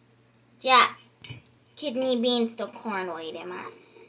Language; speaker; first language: Japanese; early bilingual, heritage; Japanese